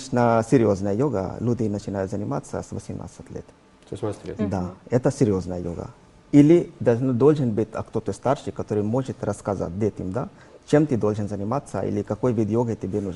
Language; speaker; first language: Russian; non-native, learner; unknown